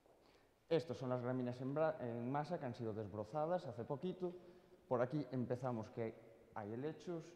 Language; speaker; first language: Spanish; native; Spanish